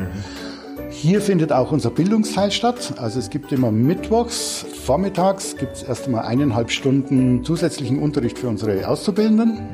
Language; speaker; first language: German; native; German